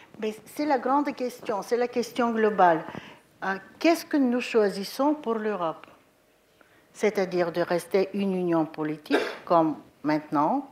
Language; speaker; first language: French; non-native, fluent; Bulgarian